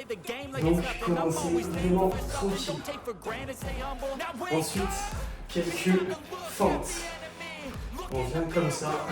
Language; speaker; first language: French; native; French